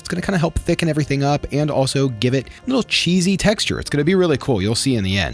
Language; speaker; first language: English; native; English